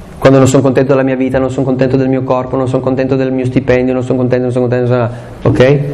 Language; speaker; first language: Italian; non-native, local second language; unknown